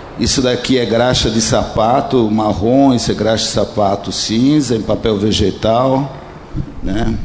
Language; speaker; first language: Portuguese; early bilingual, other home language; Italian